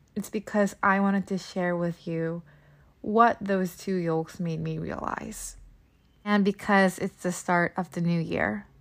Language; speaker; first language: English; native; English